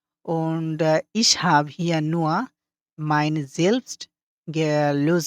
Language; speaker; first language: German; non-native, fluent; Bangla